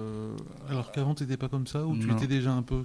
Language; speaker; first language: French; native; French